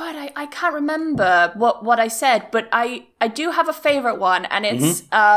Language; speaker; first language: English; native; English